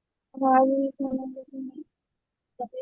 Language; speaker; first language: Arabic; non-native, learner; Bangla